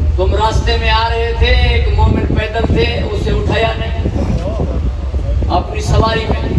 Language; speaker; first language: Urdu; non-native, local second language; Sindhi